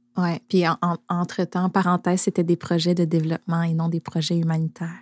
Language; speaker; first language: French; native; French